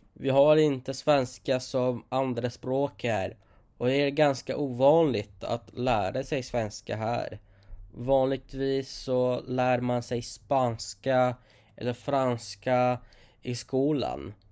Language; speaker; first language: Swedish; non-native, fluent; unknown